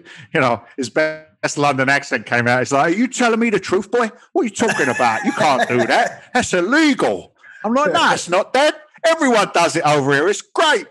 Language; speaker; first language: English; native; English